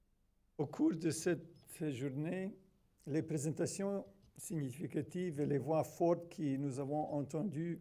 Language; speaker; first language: French; non-native, fluent; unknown